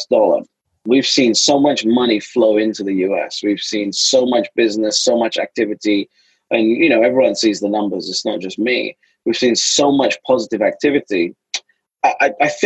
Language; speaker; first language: English; native; English